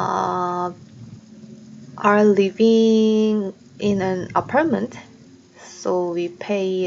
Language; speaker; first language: English; non-native, learner; Korean